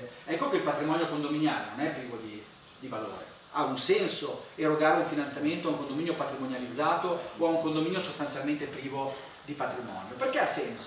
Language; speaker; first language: Italian; native; Italian